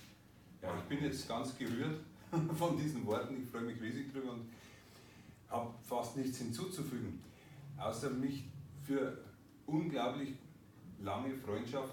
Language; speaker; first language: German; native; German